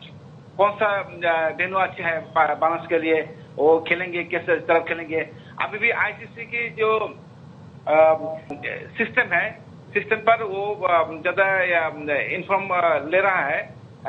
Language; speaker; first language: Hindi; non-native, learner; Bangla